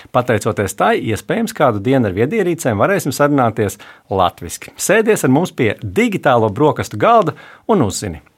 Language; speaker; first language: Latvian; native; Latvian